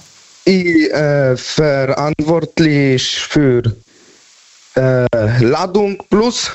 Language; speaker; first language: German; non-native, learner; Polish